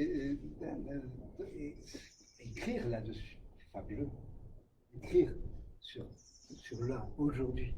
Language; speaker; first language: French; native; French